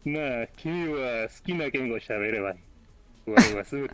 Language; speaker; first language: Japanese; non-native, learner; English